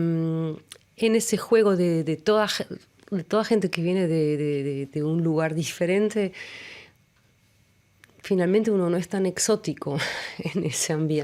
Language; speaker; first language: Spanish; early bilingual, other home language; German